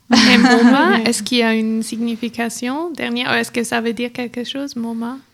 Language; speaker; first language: French; non-native, fluent; German